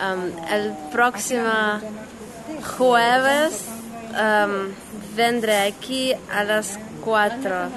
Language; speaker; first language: Spanish; non-native, learner; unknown